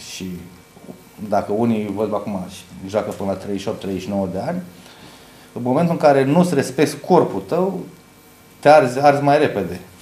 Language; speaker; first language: Romanian; native; Romanian